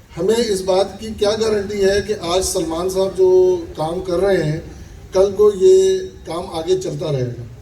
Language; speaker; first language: Urdu; non-native, local second language; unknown